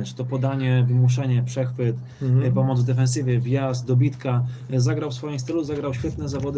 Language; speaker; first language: Polish; native; Polish